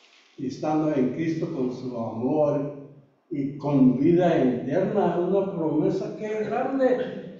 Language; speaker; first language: Spanish; non-native, learner; English